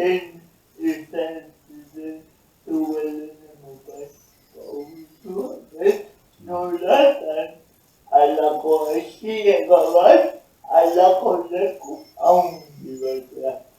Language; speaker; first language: Basque; non-native, learner; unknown